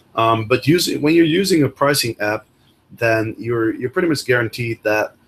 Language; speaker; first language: English; non-native, fluent; Dutch